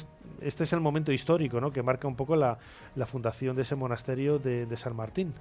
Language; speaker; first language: Spanish; native; Spanish